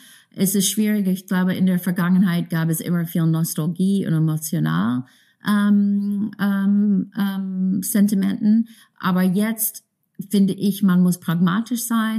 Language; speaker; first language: German; non-native, fluent; English